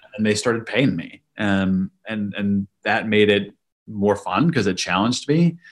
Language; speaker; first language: English; native; English